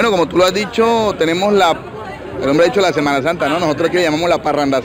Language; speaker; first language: Spanish; native; Spanish